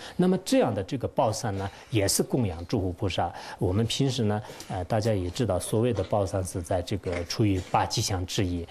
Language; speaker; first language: Chinese; non-native, local second language; Tibetan